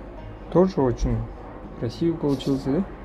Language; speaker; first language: Russian; non-native, local second language; Kazakh